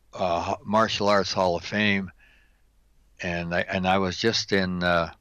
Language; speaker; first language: English; native; English